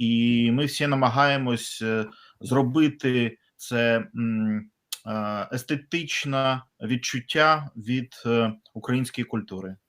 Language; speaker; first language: Ukrainian; non-native, fluent; Russian